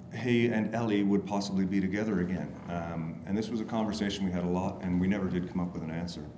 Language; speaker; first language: English; native; English